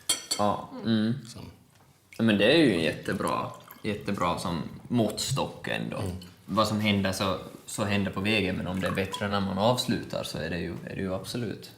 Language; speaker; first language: Swedish; native; Swedish